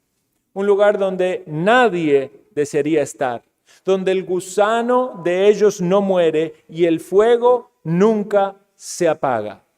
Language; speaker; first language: Spanish; native; Spanish